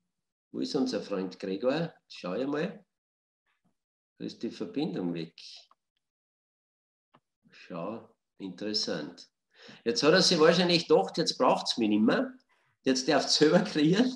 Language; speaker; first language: German; native; German